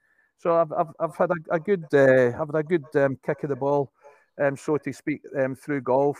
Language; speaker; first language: English; native; English